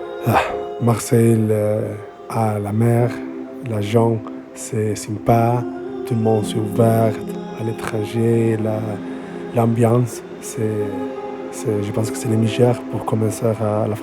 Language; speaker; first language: French; non-native, learner; Spanish